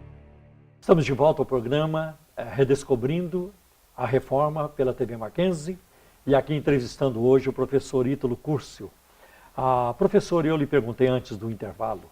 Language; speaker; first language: Portuguese; native; Portuguese